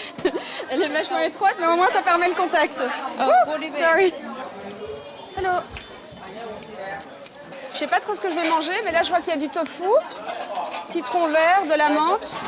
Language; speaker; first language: French; native; French